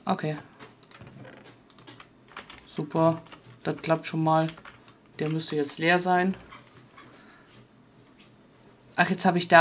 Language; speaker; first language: German; native; German